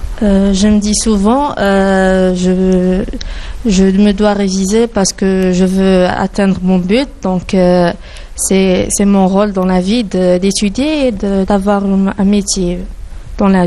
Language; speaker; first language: French; non-native, learner; Arabic